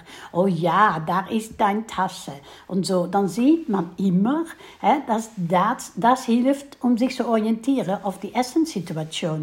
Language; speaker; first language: German; non-native, fluent; Dutch